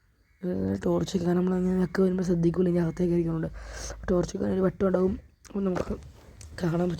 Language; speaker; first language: Malayalam; native; Malayalam